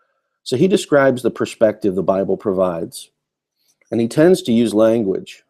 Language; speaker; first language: English; native; English